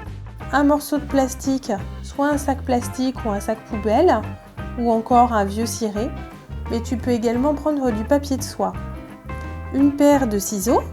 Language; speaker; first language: French; native; French